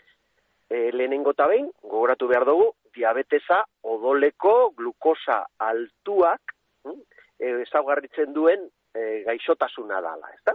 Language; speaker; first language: Basque; native; Basque